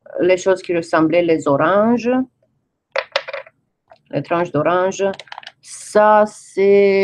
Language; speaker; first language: French; non-native, fluent; English